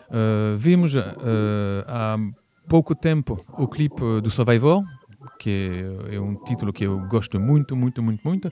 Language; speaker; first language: Portuguese; early bilingual, heritage; French